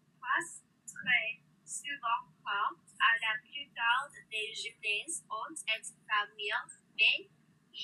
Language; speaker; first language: French; non-native, learner; English